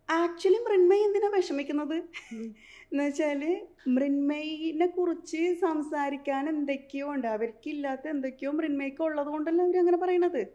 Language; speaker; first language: Malayalam; early bilingual, heritage; Malayalam